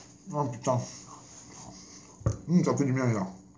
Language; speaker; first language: French; native; French